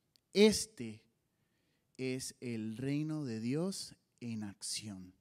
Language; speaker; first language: Spanish; native; Spanish